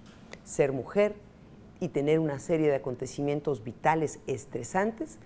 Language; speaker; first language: Spanish; native; Spanish